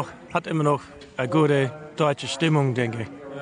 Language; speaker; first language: German; early bilingual, heritage; German